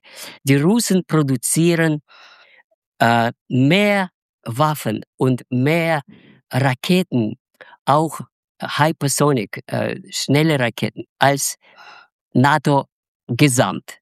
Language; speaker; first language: German; non-native, learner; Russian